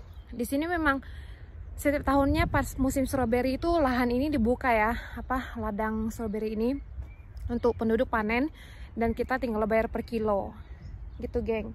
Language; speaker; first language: Indonesian; native; Indonesian